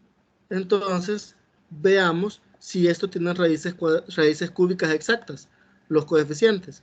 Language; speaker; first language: Spanish; native; Spanish